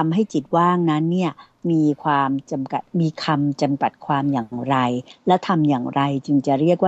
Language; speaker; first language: Thai; native; Thai